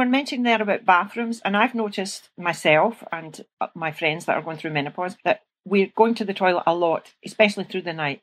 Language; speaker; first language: English; native; English